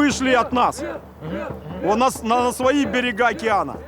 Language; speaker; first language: Russian; native; Russian